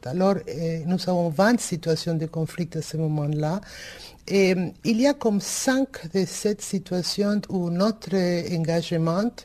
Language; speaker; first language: French; non-native, fluent; Spanish